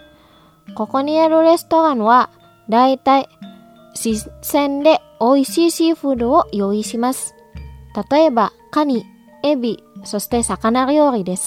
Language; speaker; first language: Japanese; non-native, fluent; Indonesian